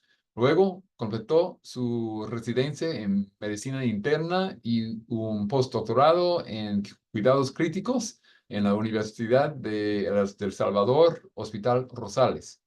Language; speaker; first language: Spanish; non-native, fluent; English